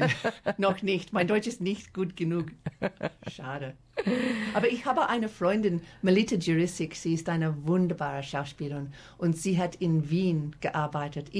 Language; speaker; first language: German; non-native, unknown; English